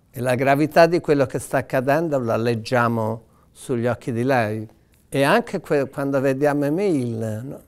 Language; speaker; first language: Italian; native; Italian